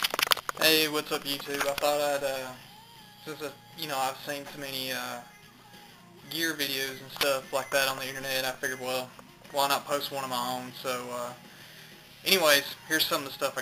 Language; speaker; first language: English; native; English